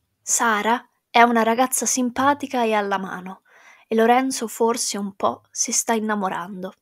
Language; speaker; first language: Italian; non-native, fluent; English